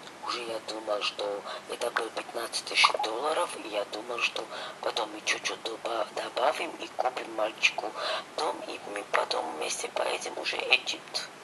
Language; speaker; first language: Russian; non-native, fluent; Georgian